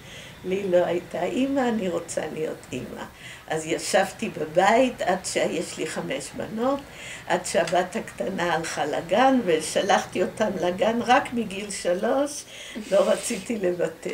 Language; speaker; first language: Hebrew; early bilingual, other home language; Dutch